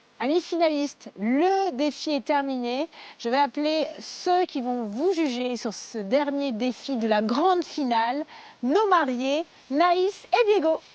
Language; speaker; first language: French; native; French